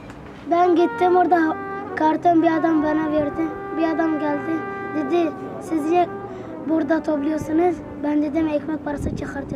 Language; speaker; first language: Turkish; non-native, learner; Arabic